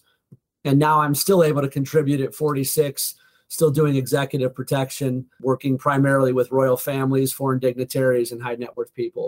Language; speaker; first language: English; native; English